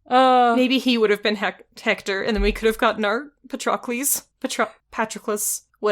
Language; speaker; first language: English; native; English